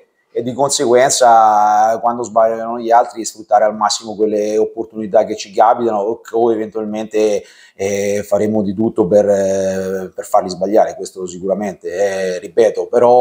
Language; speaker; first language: Italian; native; Italian